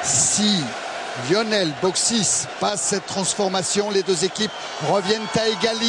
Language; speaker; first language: French; native; French